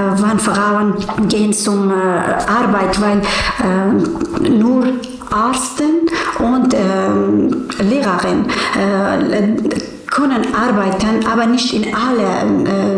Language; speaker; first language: German; non-native, learner; Persian